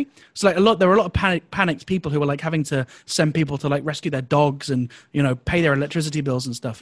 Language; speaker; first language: English; native; English